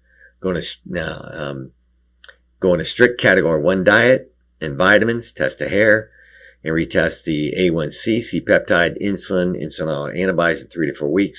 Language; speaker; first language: English; native; English